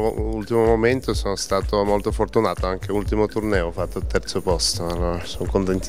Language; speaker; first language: Italian; non-native, fluent; Russian